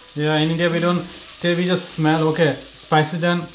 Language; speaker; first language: English; non-native, local second language; Hindi